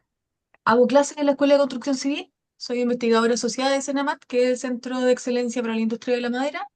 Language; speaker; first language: Spanish; native; Spanish